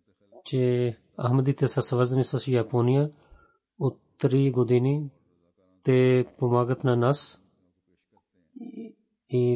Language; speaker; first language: Bulgarian; non-native, fluent; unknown